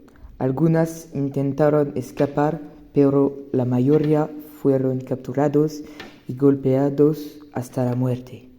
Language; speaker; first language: Spanish; non-native, learner; French